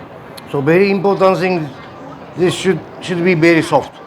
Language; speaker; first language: English; non-native, learner; Japanese